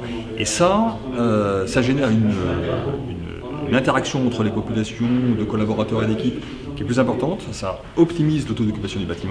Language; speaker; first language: French; native; French